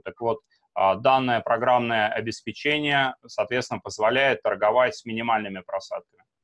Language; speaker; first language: Russian; native; Russian